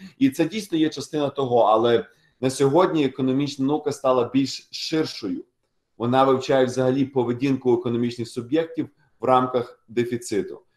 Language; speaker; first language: Ukrainian; native; Ukrainian